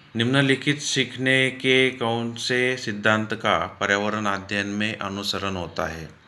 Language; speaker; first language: Hindi; non-native, local second language; Marathi